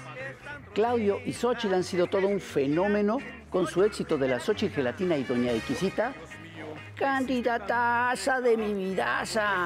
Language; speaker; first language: Spanish; native; Spanish